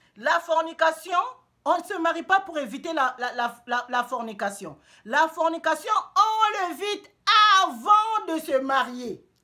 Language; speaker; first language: French; non-native, local second language; Lingala